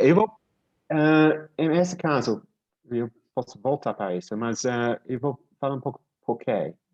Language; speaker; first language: Portuguese; non-native, learner; English